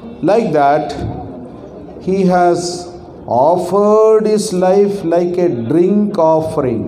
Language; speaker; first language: English; non-native, local second language; Telugu